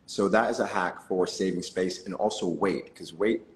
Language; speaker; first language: English; native; English